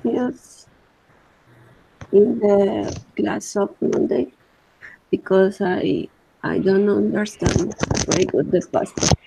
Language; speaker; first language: English; non-native, learner; Spanish